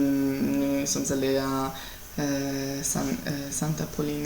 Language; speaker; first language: French; non-native, learner; Italian